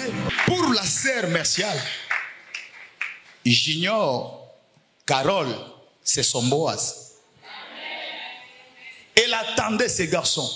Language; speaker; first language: French; non-native, local second language; Lingala